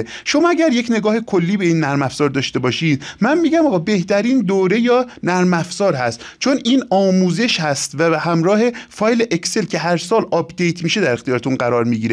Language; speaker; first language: Persian; native; Persian